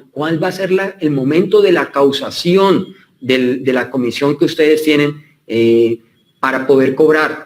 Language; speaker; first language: Spanish; native; Spanish